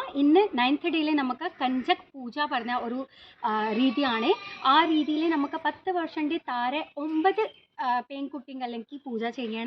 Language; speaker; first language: Malayalam; non-native, learner; Hindi